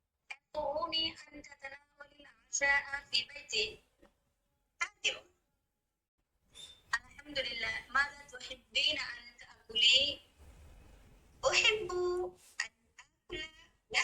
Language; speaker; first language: Arabic; non-native, learner; Bangla